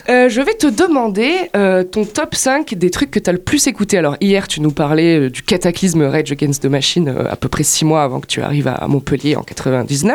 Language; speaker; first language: French; native; French